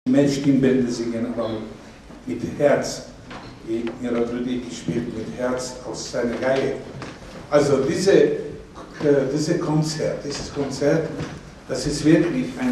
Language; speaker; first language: German; non-native, learner; Slovak